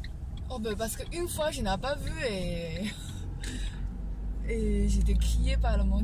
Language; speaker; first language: French; non-native, learner; Chinese